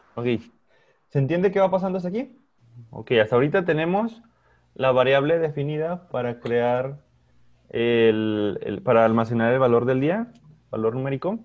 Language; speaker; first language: Spanish; native; Spanish